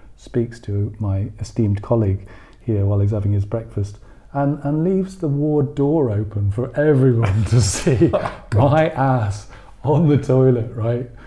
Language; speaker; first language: English; native; English